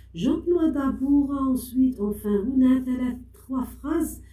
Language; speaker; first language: French; non-native, local second language; Arabic